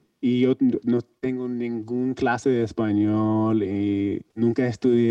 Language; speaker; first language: Spanish; non-native, learner; English